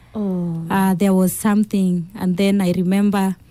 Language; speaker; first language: English; non-native, local second language; Kamba